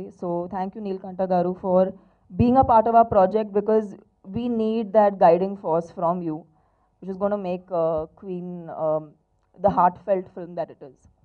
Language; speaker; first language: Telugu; non-native, fluent; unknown